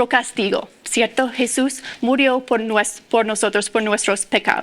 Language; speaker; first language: Spanish; non-native, fluent; English